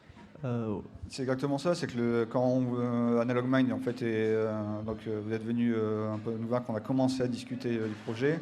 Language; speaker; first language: French; native; French